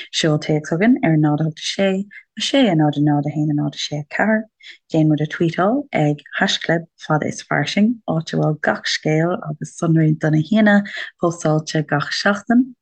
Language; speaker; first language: Irish; native; Irish